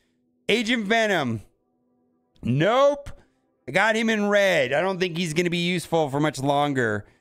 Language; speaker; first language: English; native; English